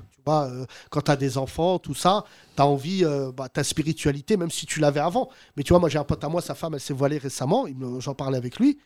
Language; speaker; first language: French; early bilingual, other home language; Arabic